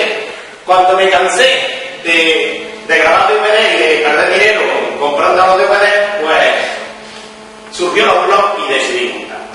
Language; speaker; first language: Spanish; native; Spanish